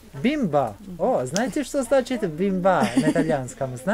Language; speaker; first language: Russian; non-native, learner; Italian